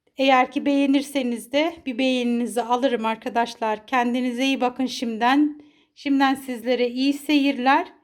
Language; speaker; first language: Turkish; native; Turkish